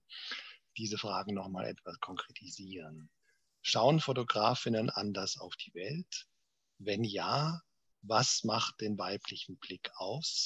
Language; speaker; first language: German; native; German